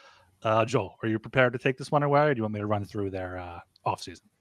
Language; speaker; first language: English; native; English